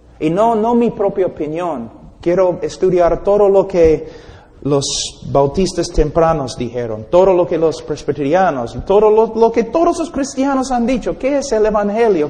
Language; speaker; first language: Spanish; non-native, fluent; English